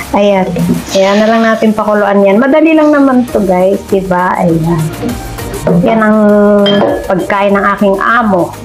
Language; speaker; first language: Filipino; non-native, local second language; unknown